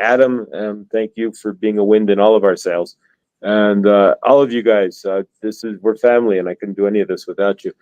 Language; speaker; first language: English; native; English